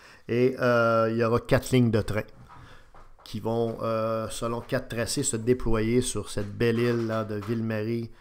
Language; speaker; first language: French; native; French